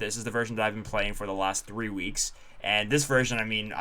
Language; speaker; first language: English; native; English